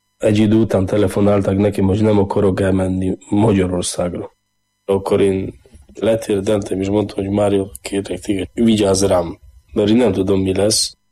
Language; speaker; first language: Hungarian; non-native, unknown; Polish